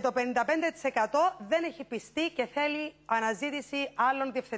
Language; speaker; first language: Greek; native; Greek